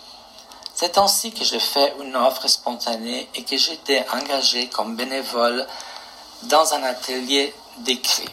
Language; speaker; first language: French; non-native, fluent; Portuguese